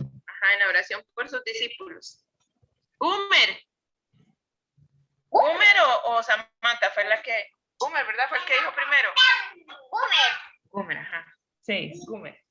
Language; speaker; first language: Spanish; native; Spanish